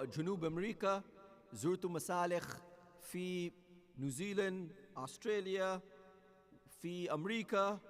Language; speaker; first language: Arabic; non-native, fluent; English